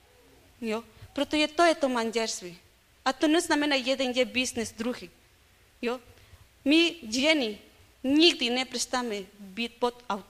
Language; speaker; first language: Czech; non-native, learner; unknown